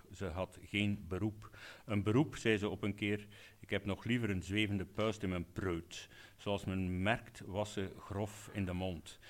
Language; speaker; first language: Dutch; native; Dutch